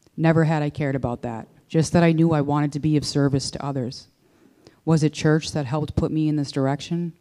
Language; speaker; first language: English; native; English